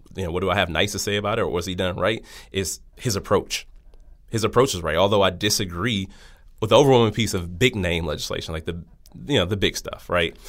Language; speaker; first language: English; native; English